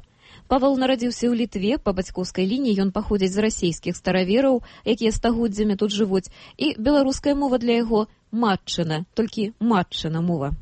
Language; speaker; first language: Belarusian; native; Belarusian